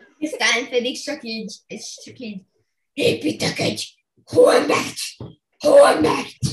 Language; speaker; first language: Hungarian; early bilingual, heritage; Hungarian